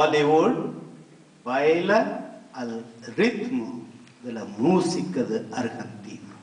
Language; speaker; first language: Spanish; non-native, fluent; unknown